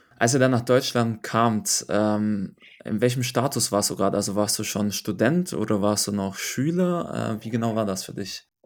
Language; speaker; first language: German; native; German